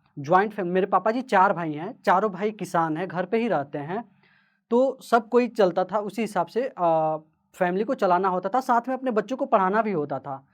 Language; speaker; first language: Hindi; native; Hindi